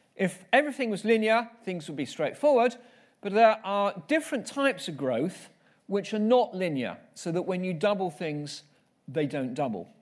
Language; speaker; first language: English; native; English